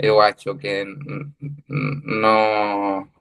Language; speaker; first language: Portuguese; non-native, learner; Spanish